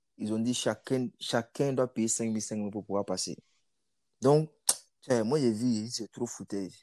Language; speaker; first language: French; non-native, local second language; Mossi